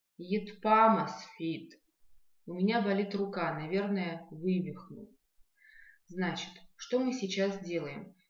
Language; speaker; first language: Russian; non-native, local second language; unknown